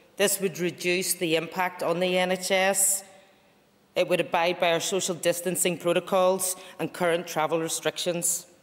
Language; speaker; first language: English; native; English